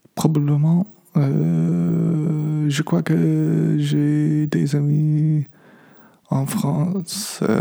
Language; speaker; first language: French; non-native, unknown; English